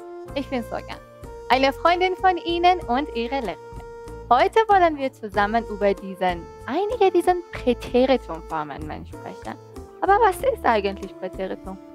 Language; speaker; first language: German; non-native, fluent; Persian